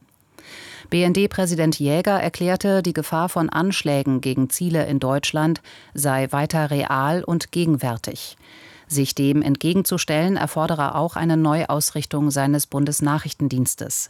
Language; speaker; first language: German; native; German